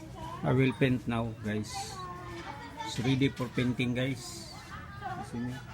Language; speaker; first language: English; non-native, local second language; Filipino